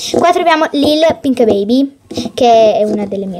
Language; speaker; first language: Italian; native; Italian